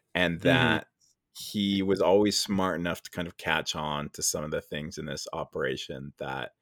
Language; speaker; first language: English; native; English